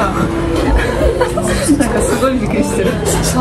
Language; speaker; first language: Japanese; non-native, fluent; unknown